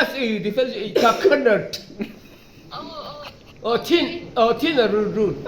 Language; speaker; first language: English; non-native, learner; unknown